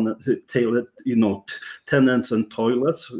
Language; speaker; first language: English; non-native, fluent; Polish